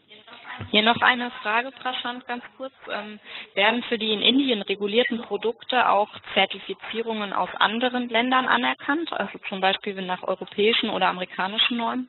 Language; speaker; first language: German; native; German